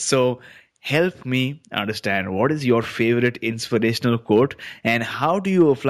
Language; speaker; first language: English; native; English